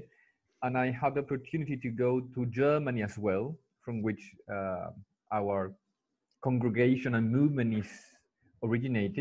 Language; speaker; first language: English; non-native, fluent; Spanish